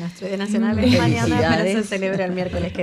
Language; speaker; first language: Spanish; native; Spanish